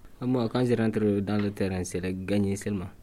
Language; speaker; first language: French; non-native, learner; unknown